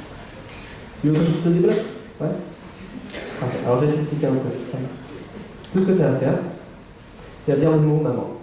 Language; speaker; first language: French; native; French